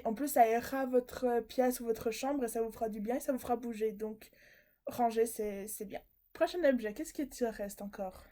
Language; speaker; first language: French; native; French